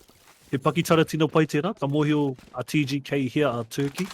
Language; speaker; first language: Māori; non-native, local second language; English